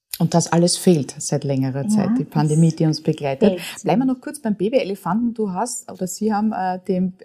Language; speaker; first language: German; native; German